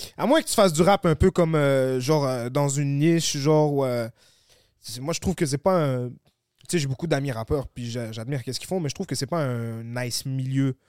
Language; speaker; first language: French; native; French